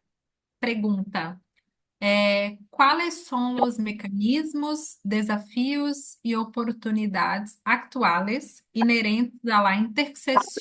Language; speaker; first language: Spanish; non-native, learner; Portuguese